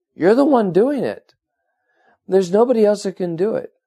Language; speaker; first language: English; native; English